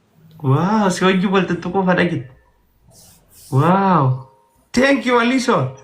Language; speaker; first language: English; non-native, learner; Oromo